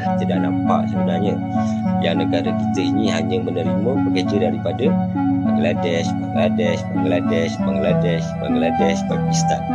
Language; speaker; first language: Malay; native; Malay